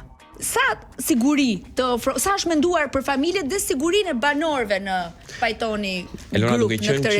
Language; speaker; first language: Albanian; native; Albanian